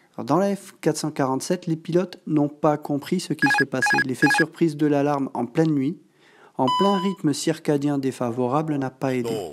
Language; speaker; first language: French; native; French